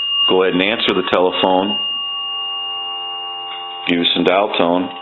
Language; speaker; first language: English; native; English